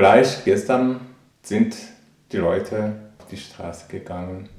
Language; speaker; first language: German; non-native, fluent; Rundi